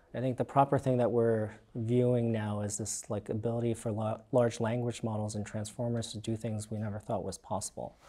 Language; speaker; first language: English; native; English